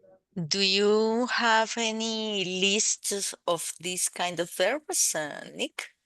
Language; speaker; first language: English; non-native, learner; Spanish